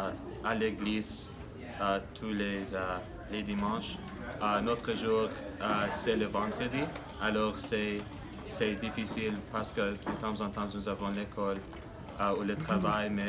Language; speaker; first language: French; non-native, learner; English